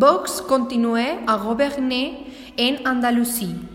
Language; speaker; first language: French; non-native, learner; Spanish